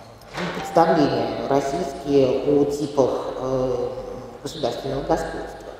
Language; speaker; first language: Russian; native; Russian